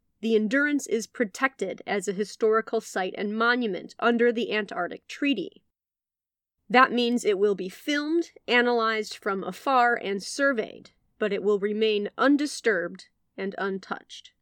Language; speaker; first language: English; native; English